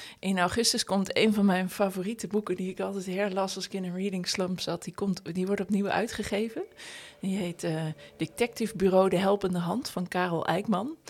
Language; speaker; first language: Dutch; native; Dutch